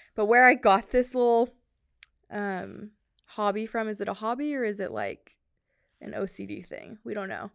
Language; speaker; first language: English; native; English